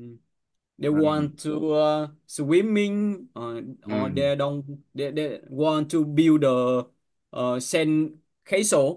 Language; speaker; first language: English; non-native, learner; Vietnamese